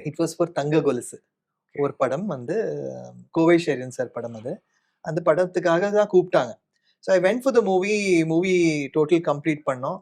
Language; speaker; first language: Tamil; non-native, local second language; Kannada